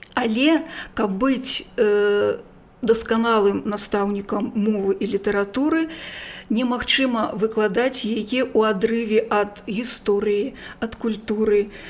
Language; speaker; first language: Belarusian; native; Belarusian